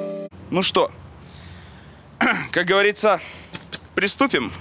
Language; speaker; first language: Russian; native; Russian